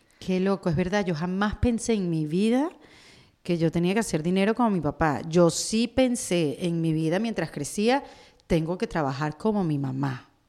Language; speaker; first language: Spanish; native; Spanish